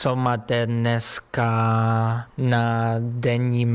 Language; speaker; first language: Czech; non-native, learner; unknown